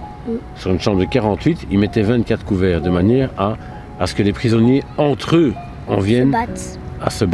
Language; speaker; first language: French; native; French